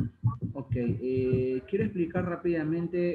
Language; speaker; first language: Spanish; native; Spanish